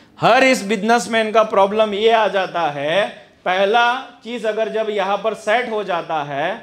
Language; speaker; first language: Hindi; non-native, local second language; Gujarati